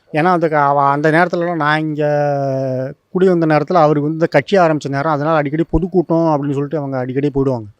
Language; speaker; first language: Tamil; native; Tamil